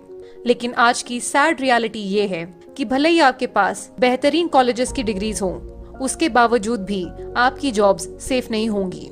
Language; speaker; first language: Hindi; native; Hindi